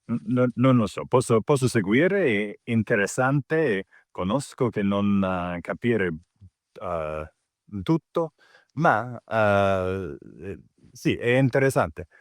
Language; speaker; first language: Italian; non-native, learner; English